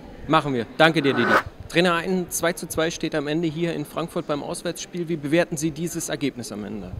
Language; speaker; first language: German; native; German